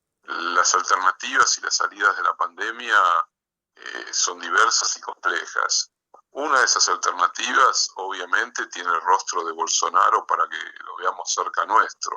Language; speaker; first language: Spanish; native; Spanish